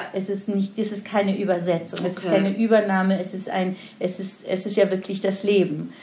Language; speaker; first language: German; non-native, fluent; Persian